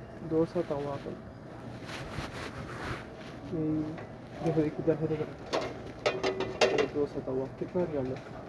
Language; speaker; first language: Hindi; non-native, local second language; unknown